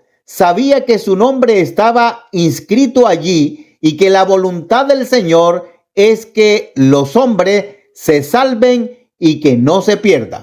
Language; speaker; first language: Spanish; native; Spanish